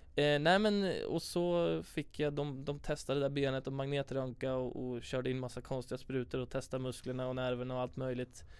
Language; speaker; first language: Swedish; native; Swedish